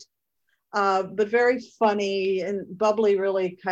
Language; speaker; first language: English; native; English